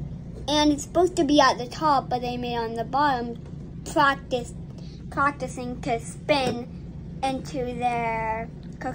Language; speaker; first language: English; native; English